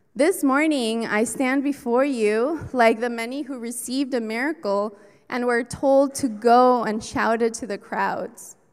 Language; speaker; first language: English; early bilingual, other home language; Spanish